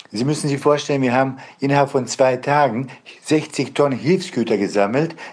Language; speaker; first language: German; non-native, fluent; Bosnian